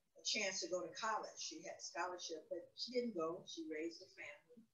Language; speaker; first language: English; native; English